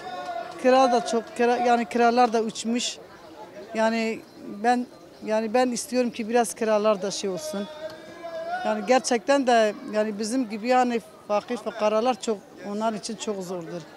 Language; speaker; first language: Turkish; non-native, local second language; Kurdish